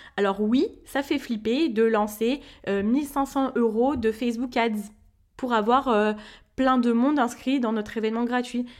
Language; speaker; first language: French; native; French